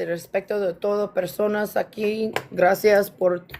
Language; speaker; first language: Spanish; non-native, learner; English